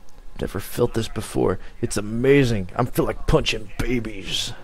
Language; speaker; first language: English; native; English